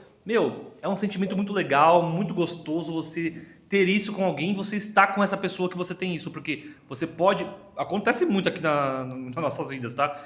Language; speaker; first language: Portuguese; native; Portuguese